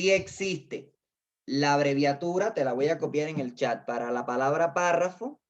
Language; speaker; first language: Spanish; native; Spanish